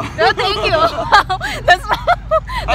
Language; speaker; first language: English; non-native, local second language; Filipino